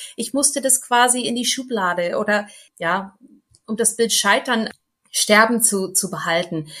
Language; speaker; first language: German; non-native, fluent; English